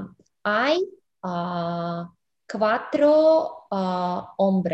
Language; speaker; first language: Spanish; non-native, learner; English